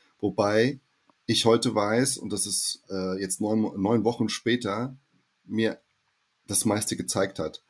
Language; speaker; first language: German; early bilingual, heritage; German